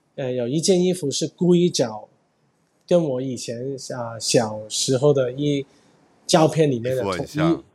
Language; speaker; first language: Chinese; non-native, fluent; Cantonese